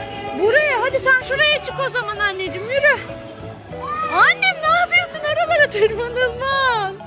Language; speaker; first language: Turkish; native; Turkish